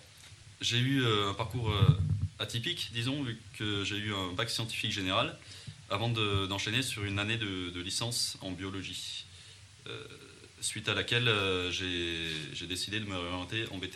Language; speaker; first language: French; native; French